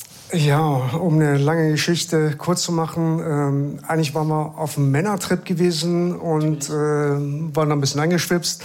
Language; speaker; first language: German; early bilingual, other home language; Persian